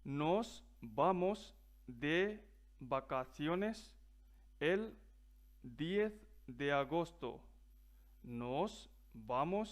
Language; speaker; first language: Spanish; non-native, fluent; Punjabi